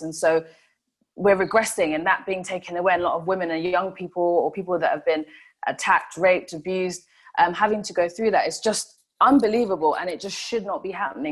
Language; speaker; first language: English; non-native, local second language; Swahili